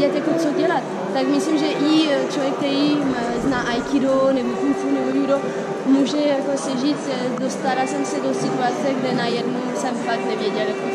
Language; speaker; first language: Czech; non-native, fluent; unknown